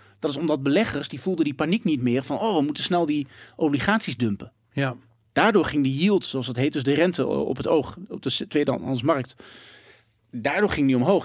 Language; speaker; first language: Dutch; native; Dutch